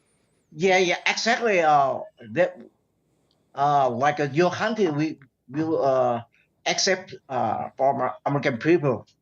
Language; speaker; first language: English; non-native, learner; Thai